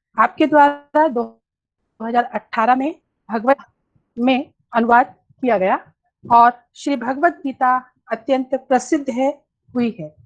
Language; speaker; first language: Hindi; native; Hindi